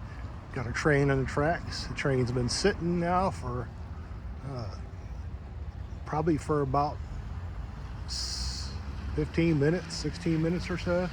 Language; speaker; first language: English; native; English